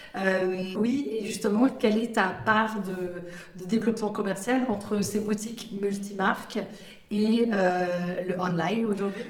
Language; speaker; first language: French; native; French